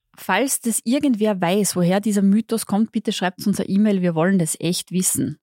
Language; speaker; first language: German; native; German